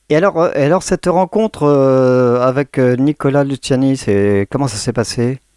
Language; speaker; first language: French; native; French